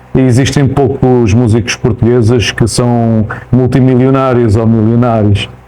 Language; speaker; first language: Portuguese; native; Portuguese